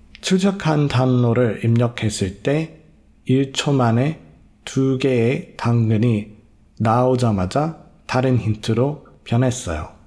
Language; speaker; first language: Korean; non-native, fluent; English